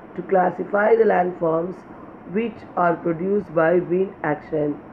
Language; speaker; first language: English; non-native, local second language; Tamil